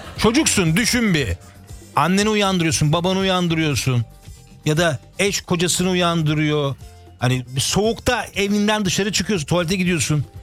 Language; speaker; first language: Turkish; early bilingual, heritage; Turkish